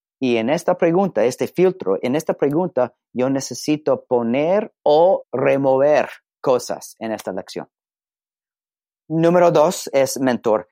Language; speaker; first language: Spanish; non-native, learner; English